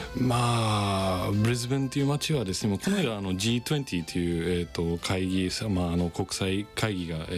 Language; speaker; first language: Japanese; non-native, fluent; English